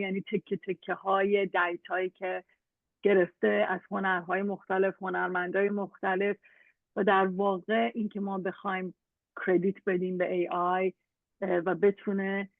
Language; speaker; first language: Persian; native; Persian